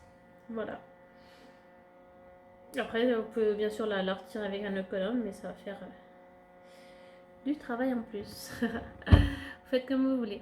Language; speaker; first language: French; native; French